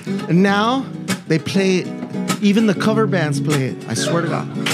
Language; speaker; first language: English; early bilingual, other home language; Spanish